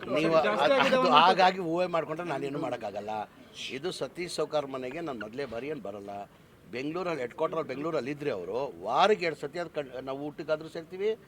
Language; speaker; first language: Kannada; non-native, local second language; Urdu